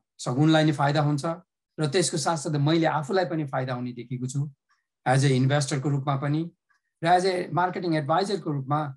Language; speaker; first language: Nepali; native; Nepali